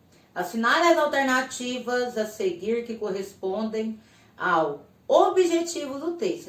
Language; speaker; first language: Portuguese; native; Portuguese